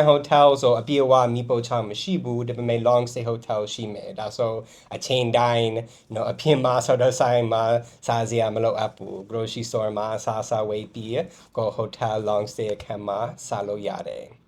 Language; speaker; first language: Burmese; non-native, fluent; English